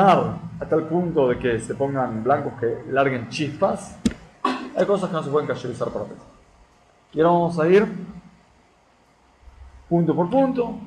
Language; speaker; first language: Spanish; native; Spanish